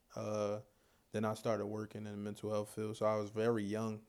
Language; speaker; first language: English; native; English